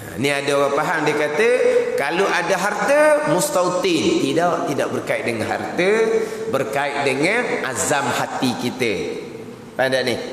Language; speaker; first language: Malay; native; Malay